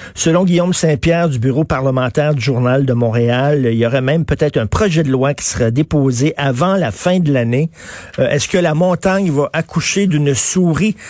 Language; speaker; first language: French; native; French